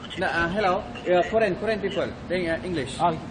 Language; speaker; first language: English; non-native, learner; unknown